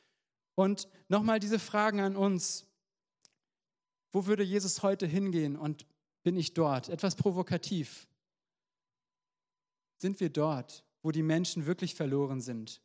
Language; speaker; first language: German; native; German